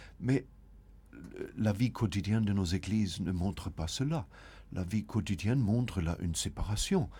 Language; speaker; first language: French; non-native, fluent; German